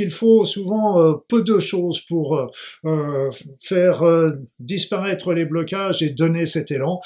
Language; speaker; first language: French; native; French